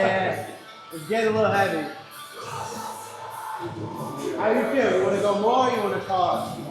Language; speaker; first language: English; native; English